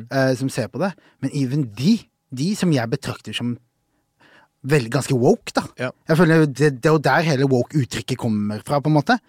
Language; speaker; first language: Norwegian; early bilingual, other home language; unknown